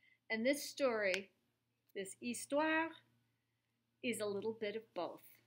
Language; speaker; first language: English; native; English